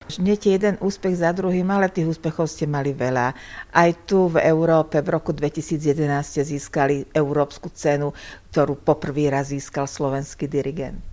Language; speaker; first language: Slovak; native; Slovak